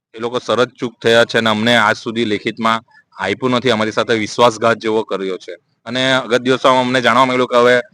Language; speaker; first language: Gujarati; non-native, local second language; Gamit